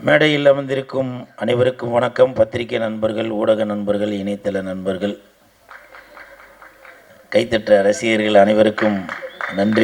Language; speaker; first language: Tamil; native; Tamil